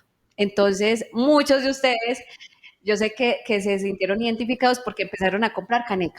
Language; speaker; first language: Spanish; native; Spanish